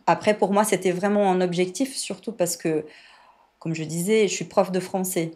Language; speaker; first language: French; non-native, fluent; Portuguese